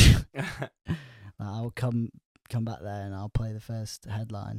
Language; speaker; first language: English; native; English